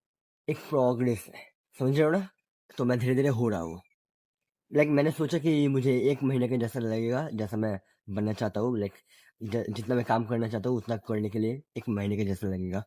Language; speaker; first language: Hindi; non-native, local second language; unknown